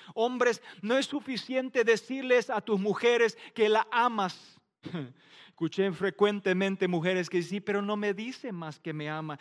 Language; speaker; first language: Spanish; non-native, local second language; Plautdietsch